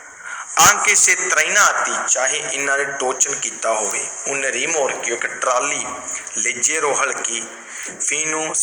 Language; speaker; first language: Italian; non-native, fluent; Punjabi